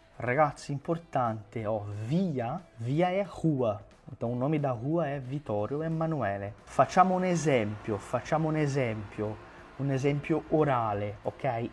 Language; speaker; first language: Italian; non-native, fluent; Portuguese